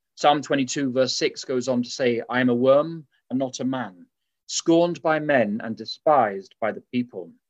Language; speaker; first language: English; native; English